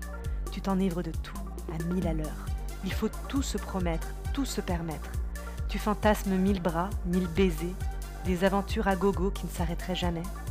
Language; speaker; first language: French; native; French